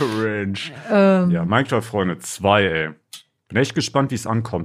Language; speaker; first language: German; native; German